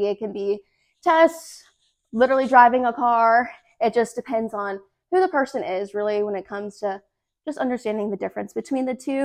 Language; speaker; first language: English; native; English